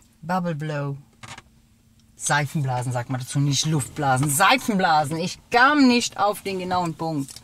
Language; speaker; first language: German; native; German